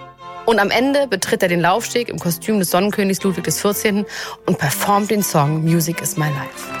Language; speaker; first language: German; native; German